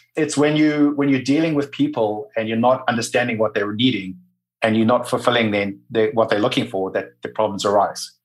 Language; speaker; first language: English; native; English